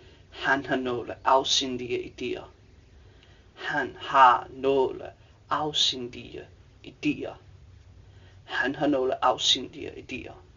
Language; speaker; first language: Danish; native; Danish